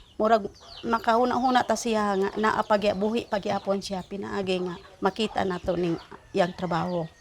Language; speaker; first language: Cebuano; non-native, local second language; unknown